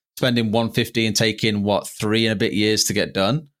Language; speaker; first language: English; native; English